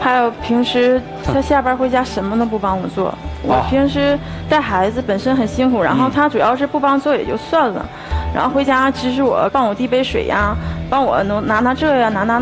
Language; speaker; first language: Chinese; native; Chinese